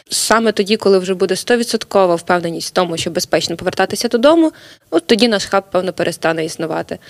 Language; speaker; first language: Ukrainian; native; Ukrainian